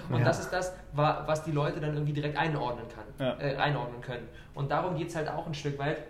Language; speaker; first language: German; native; German